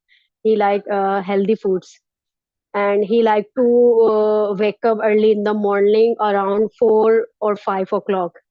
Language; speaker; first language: English; non-native, learner; Urdu